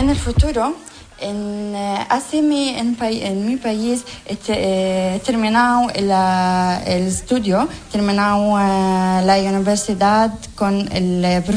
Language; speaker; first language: Spanish; non-native, learner; Arabic